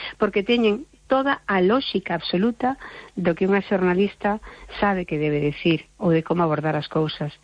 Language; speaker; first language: Galician; non-native, local second language; Spanish